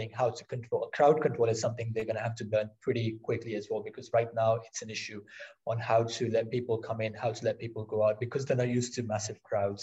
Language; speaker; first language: English; non-native, local second language; Urdu